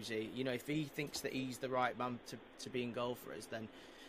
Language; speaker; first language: English; native; English